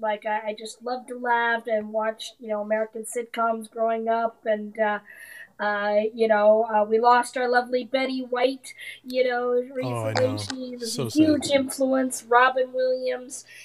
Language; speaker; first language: English; native; English